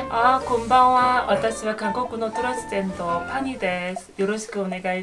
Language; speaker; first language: Korean; non-native, learner; Japanese